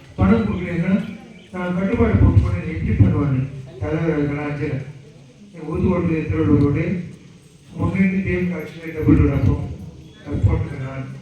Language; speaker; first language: Tamil; non-native, local second language; Telugu